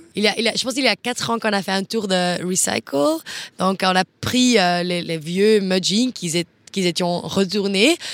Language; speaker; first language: French; non-native, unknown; Dutch